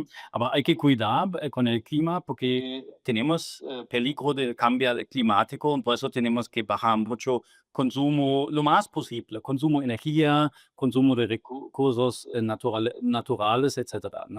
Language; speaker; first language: Spanish; non-native, fluent; German